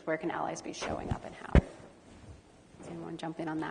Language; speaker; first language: English; native; English